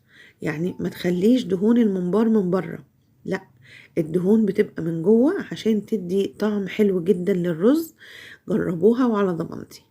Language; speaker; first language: Arabic; native; Arabic